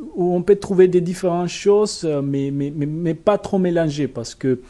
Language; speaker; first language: French; non-native, fluent; Spanish